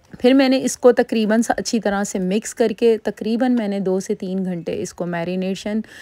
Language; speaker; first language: Urdu; native; Urdu